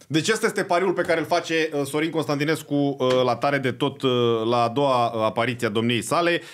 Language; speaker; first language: Romanian; native; Romanian